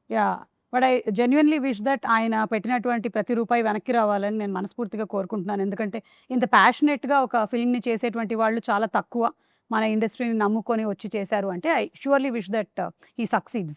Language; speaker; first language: Telugu; native; Telugu